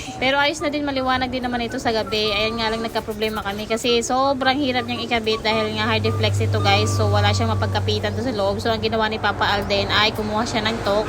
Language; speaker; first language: Filipino; non-native, local second language; Bikol